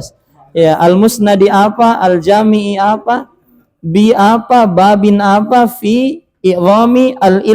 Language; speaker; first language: Arabic; non-native, fluent; Indonesian